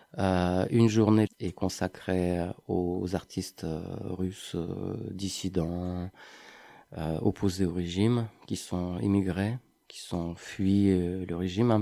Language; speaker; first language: French; non-native, fluent; Ukrainian